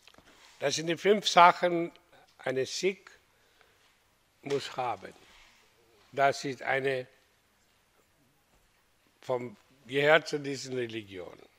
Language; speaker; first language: German; non-native, fluent; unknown